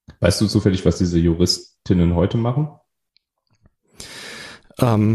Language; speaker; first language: German; native; German